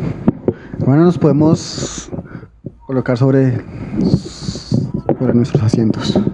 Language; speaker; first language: Spanish; native; Spanish